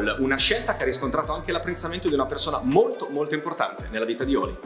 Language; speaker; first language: Italian; native; Italian